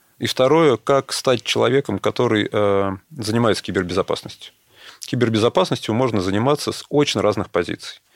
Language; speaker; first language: Russian; native; Russian